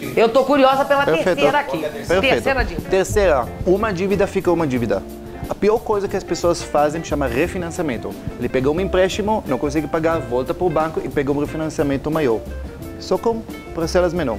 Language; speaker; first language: Portuguese; non-native, fluent; Hebrew